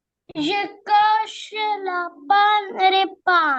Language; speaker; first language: French; non-native, learner; Arabic